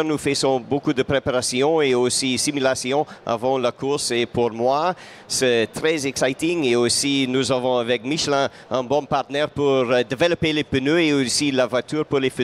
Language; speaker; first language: French; non-native, fluent; English